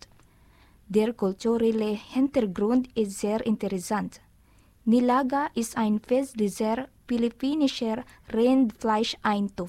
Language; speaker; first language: German; non-native, learner; Filipino